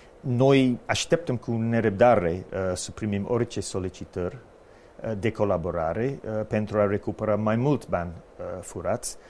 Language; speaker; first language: Romanian; non-native, fluent; English